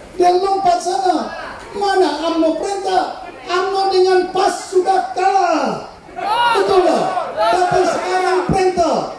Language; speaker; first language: Malay; non-native, local second language; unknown